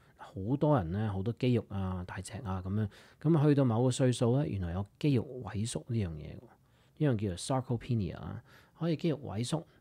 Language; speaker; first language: Cantonese; early bilingual, heritage; Cantonese